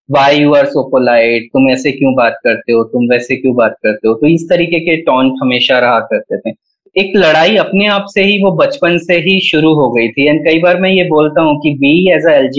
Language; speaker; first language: Hindi; native; Hindi